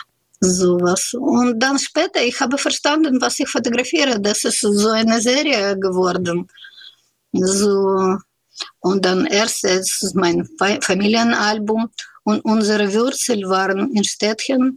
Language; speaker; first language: German; non-native, learner; Russian